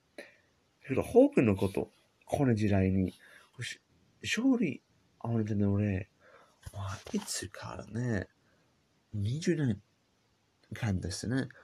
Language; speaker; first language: Japanese; non-native, learner; English